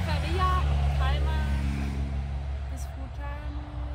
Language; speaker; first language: Spanish; non-native, learner; German